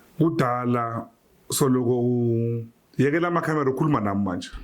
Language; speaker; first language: Zulu; non-native, local second language; Venda